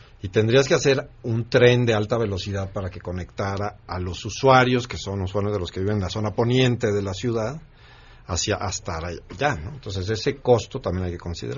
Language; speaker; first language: Spanish; native; Spanish